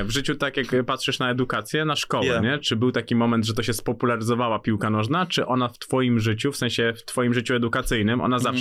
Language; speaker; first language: Polish; native; Polish